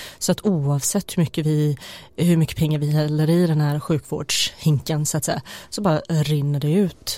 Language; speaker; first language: Swedish; early bilingual, other home language; Bosnian